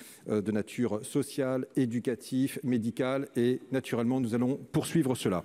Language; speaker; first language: French; native; French